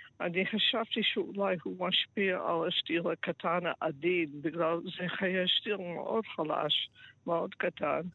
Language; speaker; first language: Hebrew; non-native, fluent; English